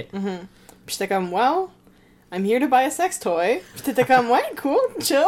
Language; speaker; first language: French; native; French